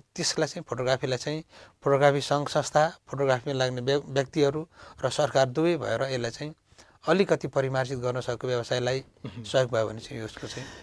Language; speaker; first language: Nepali; native; Nepali